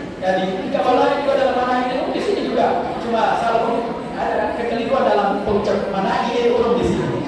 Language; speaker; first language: Indonesian; non-native, local second language; Buginese